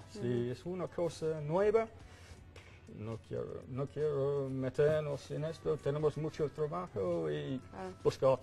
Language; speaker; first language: Spanish; non-native, fluent; English